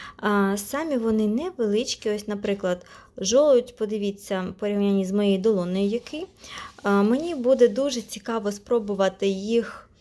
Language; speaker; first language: Ukrainian; non-native, local second language; Russian